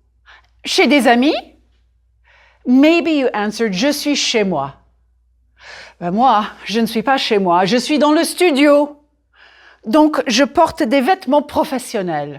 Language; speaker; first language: French; native; French